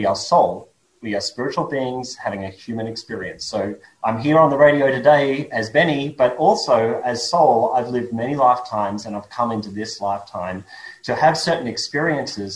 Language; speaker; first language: English; native; English